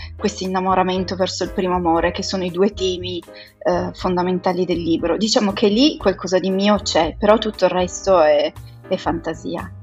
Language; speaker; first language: Italian; native; Italian